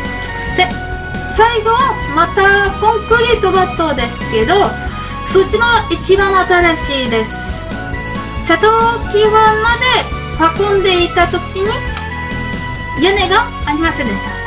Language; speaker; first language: Japanese; non-native, learner; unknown